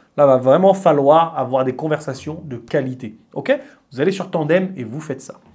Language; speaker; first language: French; native; French